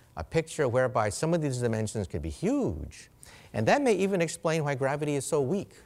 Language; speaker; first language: English; native; English